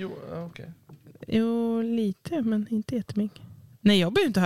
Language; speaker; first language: Swedish; native; Swedish